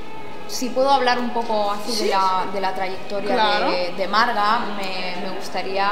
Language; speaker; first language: Spanish; non-native, fluent; Italian